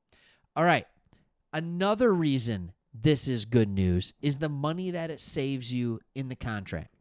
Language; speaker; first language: English; native; English